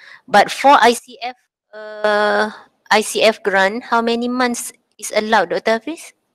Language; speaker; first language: English; non-native, local second language; Malay